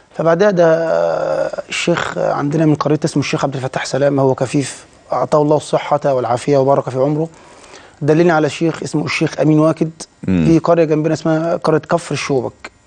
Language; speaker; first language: Arabic; native; Arabic